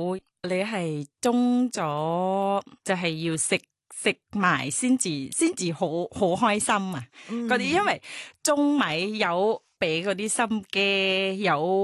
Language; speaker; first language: Cantonese; non-native, learner; Thai